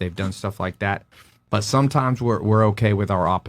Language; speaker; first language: English; native; English